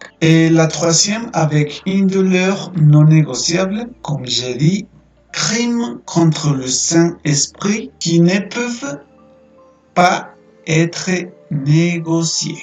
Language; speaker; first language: French; non-native, fluent; Spanish